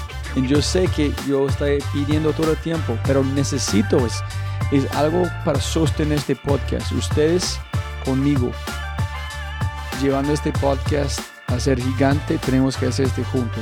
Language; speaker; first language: Spanish; non-native, learner; English